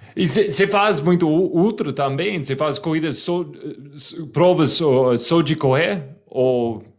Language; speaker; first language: Portuguese; non-native, fluent; English